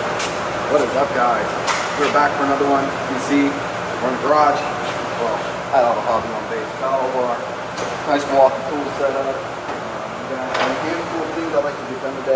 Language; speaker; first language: English; native; English